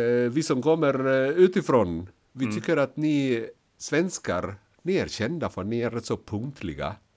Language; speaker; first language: Swedish; non-native, fluent; Spanish